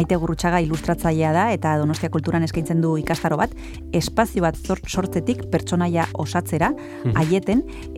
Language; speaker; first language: Basque; native; Basque